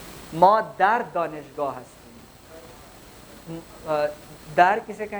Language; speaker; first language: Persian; non-native, fluent; Urdu